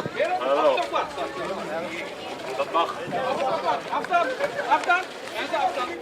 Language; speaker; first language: Dutch; non-native, local second language; Papiamento